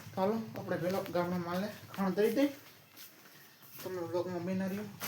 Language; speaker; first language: Gujarati; native; Gujarati